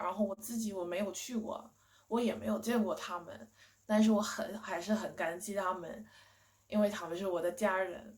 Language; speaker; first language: Chinese; non-native, fluent; English